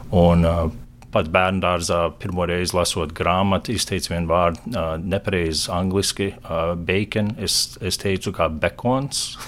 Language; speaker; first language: Latvian; early bilingual, heritage; Latvian